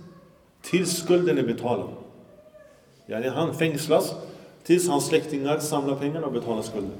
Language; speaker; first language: Swedish; early bilingual, other home language; Arabic